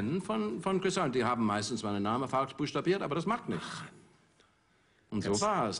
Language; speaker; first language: German; non-native, fluent; English